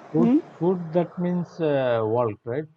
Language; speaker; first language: English; non-native, learner; Bangla